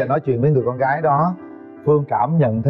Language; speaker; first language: Vietnamese; native; Vietnamese